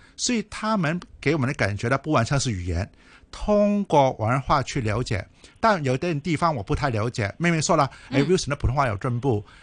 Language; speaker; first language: Chinese; non-native, local second language; Cantonese